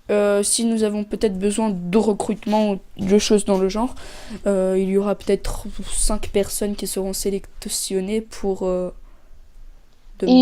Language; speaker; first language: French; native; French